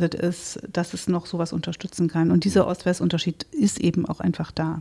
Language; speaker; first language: German; native; German